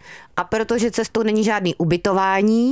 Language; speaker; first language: Czech; native; Czech